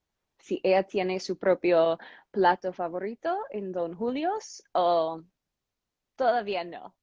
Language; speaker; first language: Spanish; non-native, fluent; English